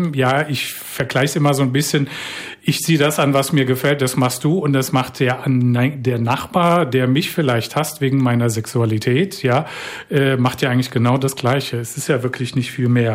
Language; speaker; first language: German; native; German